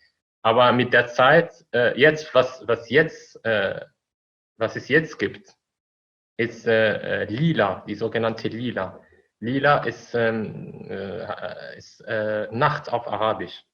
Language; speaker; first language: German; non-native, fluent; Arabic